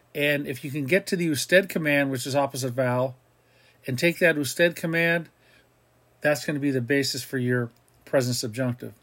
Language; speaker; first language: English; native; English